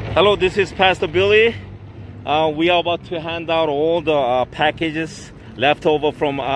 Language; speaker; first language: English; non-native, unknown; Korean